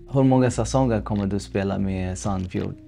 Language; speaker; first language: Swedish; early bilingual, other home language; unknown